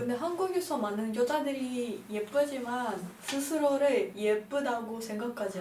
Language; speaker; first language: Korean; non-native, fluent; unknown